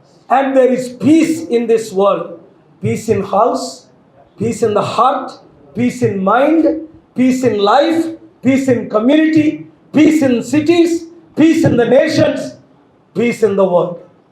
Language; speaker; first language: English; non-native, local second language; Telugu